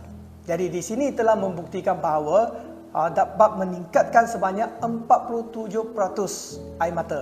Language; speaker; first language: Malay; non-native, local second language; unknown